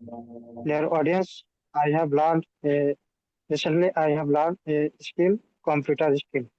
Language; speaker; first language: English; non-native, learner; Bangla